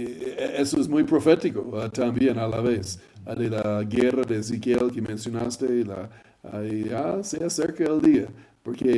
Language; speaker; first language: Spanish; non-native, fluent; English